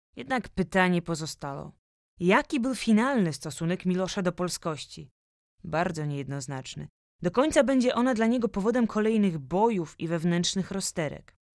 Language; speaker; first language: Polish; native; Polish